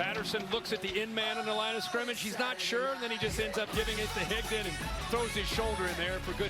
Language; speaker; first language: English; native; English